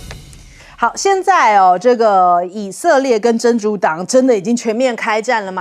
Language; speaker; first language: Chinese; native; Chinese